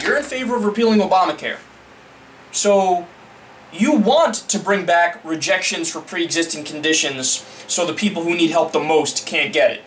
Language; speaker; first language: English; native; English